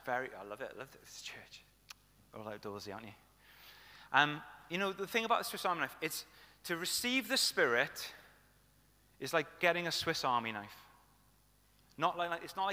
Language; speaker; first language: English; native; English